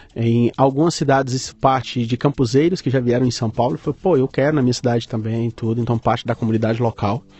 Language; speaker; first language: Portuguese; native; Portuguese